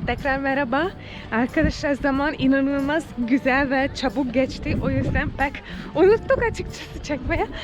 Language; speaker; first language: Turkish; non-native, fluent; Hungarian